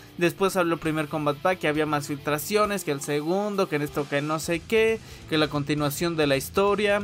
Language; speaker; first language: Spanish; native; Spanish